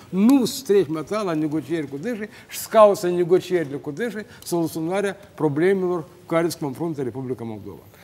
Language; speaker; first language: Romanian; native; Romanian